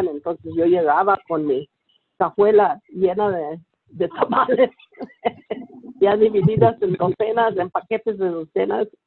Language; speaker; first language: Spanish; early bilingual, heritage; Spanish